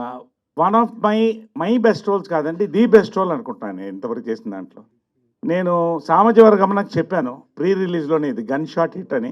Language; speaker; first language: Telugu; native; Telugu